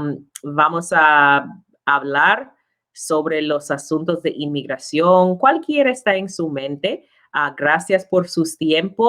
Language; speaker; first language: Spanish; non-native, learner; English